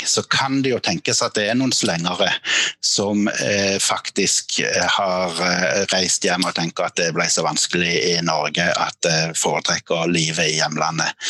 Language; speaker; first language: Norwegian; native; Norwegian